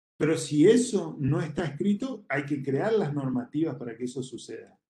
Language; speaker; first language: Spanish; native; Spanish